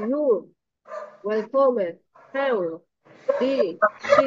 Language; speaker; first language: English; non-native, learner; Spanish